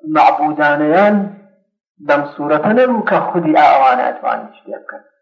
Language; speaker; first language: Central Kurdish; non-native, local second language; Gurani